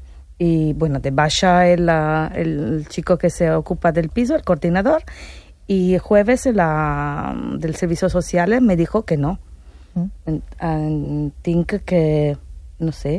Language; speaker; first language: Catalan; non-native, learner; Spanish